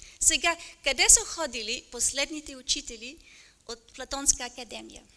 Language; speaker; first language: Bulgarian; non-native, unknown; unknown